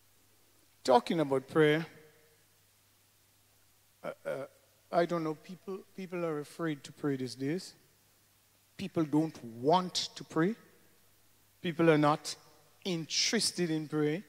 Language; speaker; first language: English; native; English